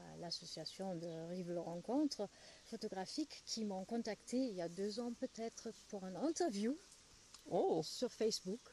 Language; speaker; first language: French; non-native, fluent; German